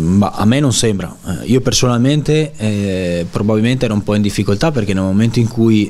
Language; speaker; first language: Italian; native; Italian